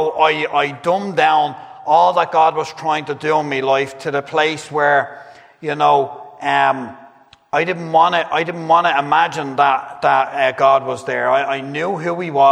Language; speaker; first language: English; native; English